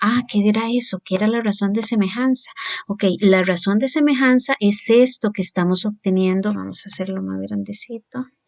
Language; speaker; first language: Spanish; native; Spanish